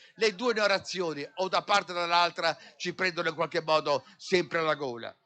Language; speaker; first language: Italian; native; Italian